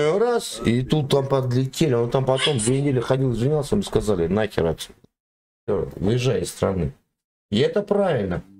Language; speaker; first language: Russian; native; Russian